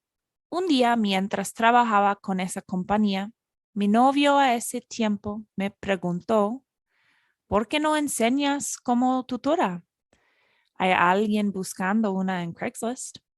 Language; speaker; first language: Spanish; non-native, fluent; English